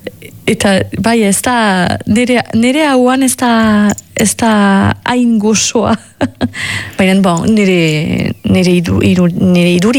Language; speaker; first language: Basque; native; Basque